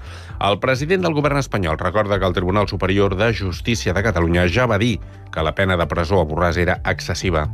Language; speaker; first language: Catalan; native; Catalan